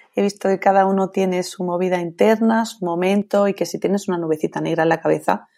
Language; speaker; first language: Spanish; native; Spanish